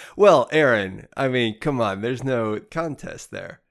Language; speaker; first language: English; native; English